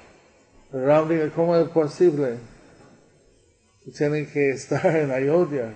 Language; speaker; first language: Spanish; non-native, learner; English